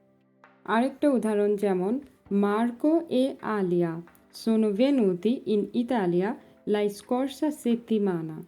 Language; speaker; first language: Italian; non-native, fluent; Bangla